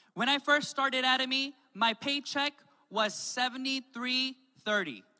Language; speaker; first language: English; native; English